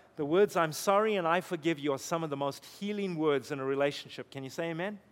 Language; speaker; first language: English; native; English